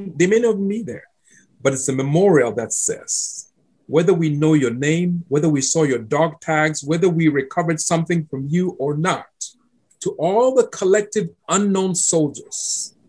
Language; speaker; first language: English; non-native, local second language; Akan